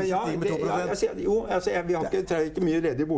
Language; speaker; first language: Norwegian; native; Norwegian